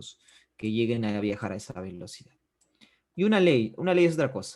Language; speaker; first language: Spanish; native; Spanish